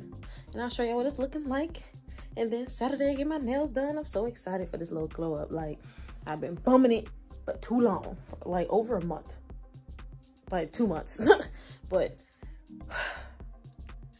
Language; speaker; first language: English; native; English